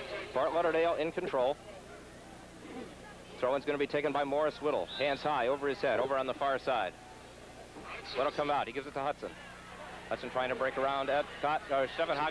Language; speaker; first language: English; native; English